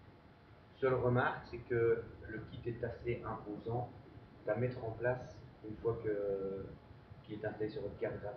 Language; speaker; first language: French; native; French